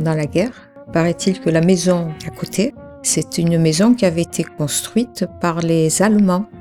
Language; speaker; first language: French; native; French